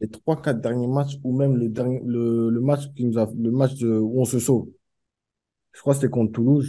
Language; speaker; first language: French; native; French